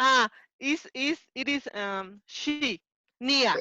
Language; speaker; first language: English; non-native, learner; Spanish